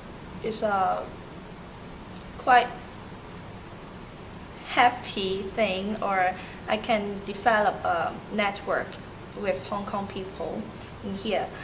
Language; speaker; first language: English; early bilingual, other home language; Turkish